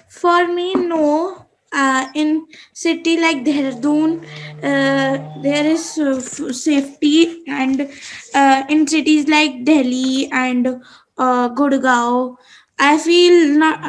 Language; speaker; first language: English; non-native, learner; Hindi